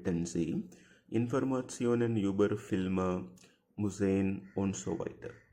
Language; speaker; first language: German; non-native, fluent; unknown